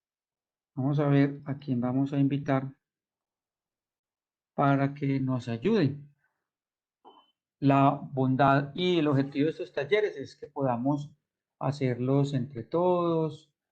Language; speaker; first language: Spanish; native; Spanish